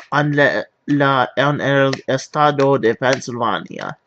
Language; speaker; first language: Spanish; non-native, learner; English